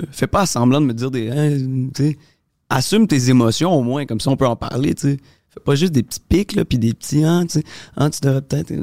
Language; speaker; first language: French; native; French